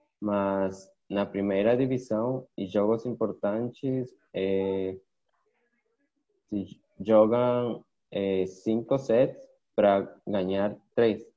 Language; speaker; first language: Portuguese; non-native, learner; Spanish